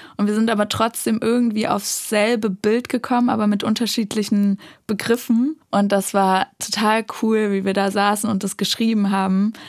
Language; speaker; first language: German; native; German